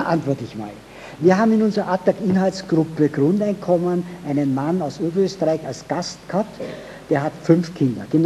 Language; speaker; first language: German; native; German